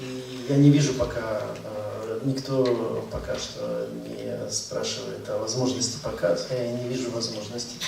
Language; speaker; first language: Russian; native; Russian